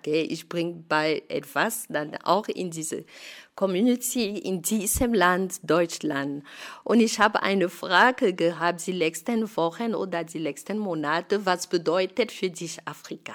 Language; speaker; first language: German; non-native, fluent; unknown